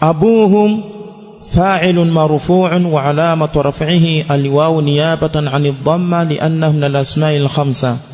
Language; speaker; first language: Arabic; non-native, fluent; Swahili